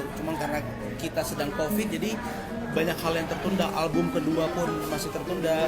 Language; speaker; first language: Indonesian; non-native, local second language; Achinese